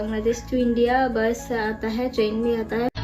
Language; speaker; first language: Hindi; non-native, learner; Bangla